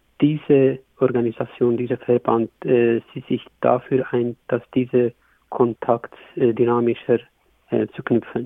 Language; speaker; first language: German; non-native, learner; Kurdish